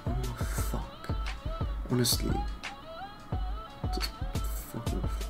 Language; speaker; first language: English; native; English